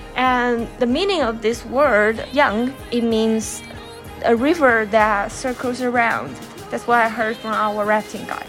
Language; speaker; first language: English; non-native, fluent; Chinese